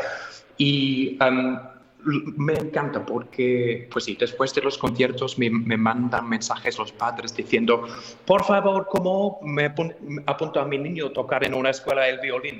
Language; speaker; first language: Spanish; non-native, fluent; English